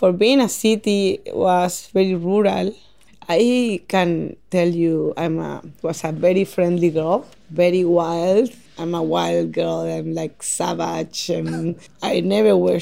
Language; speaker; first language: English; non-native, fluent; Spanish